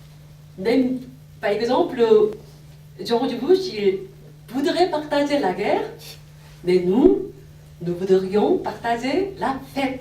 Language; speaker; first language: French; non-native, fluent; Korean